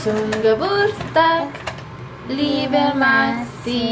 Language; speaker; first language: German; non-native, learner; Indonesian